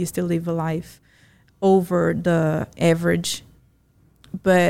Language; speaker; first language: English; non-native, fluent; Portuguese